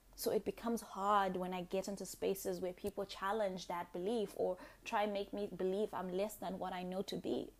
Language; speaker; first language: English; non-native, local second language; Shona